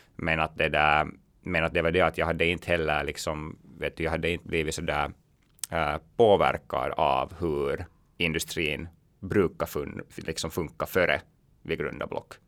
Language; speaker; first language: Swedish; native; Swedish